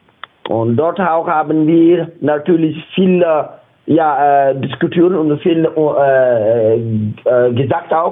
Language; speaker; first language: German; non-native, learner; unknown